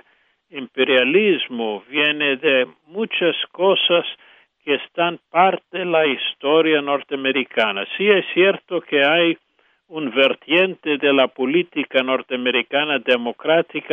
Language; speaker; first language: Spanish; non-native, fluent; English